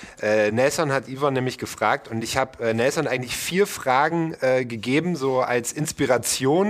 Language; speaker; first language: German; native; German